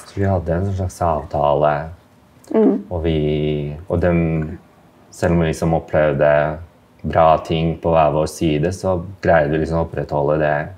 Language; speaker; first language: Norwegian; early bilingual, other home language; Bosnian